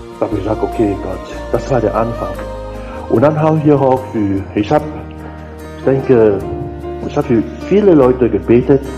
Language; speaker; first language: German; non-native, learner; French